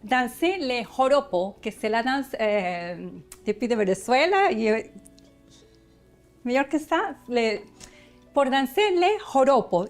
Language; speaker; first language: French; non-native, learner; Spanish